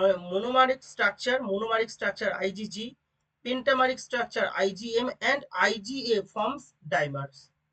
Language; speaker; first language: English; non-native, local second language; Bangla